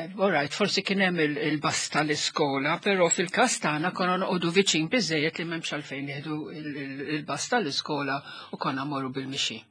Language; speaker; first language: Maltese; non-native, local second language; Italian